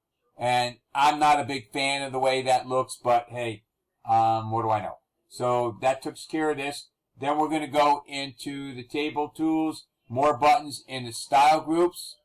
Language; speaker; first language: English; native; English